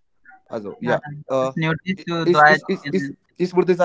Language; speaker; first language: German; non-native, learner; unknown